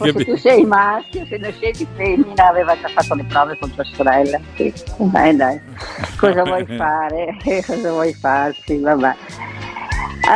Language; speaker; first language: Italian; non-native, local second language; Venetian